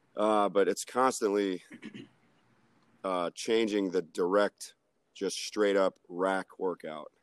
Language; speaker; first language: English; native; English